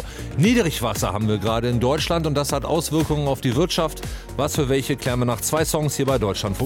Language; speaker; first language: German; native; German